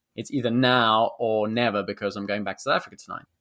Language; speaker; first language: English; native; English